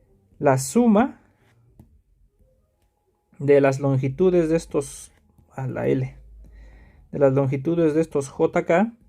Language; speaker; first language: Spanish; native; Spanish